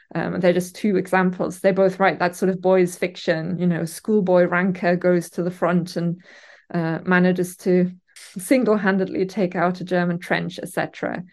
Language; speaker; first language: English; non-native, fluent; German